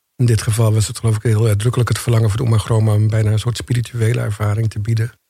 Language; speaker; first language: Dutch; early bilingual, other home language; Indonesian